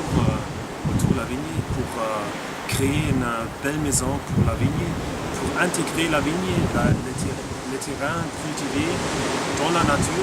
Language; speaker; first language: French; non-native, fluent; German